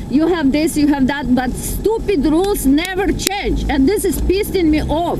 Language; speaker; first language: English; non-native, fluent; Ukrainian